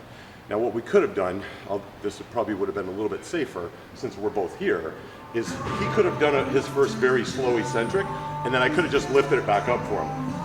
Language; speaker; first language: English; native; English